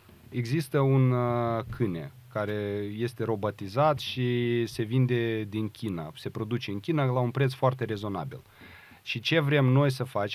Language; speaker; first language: Romanian; non-native, local second language; Russian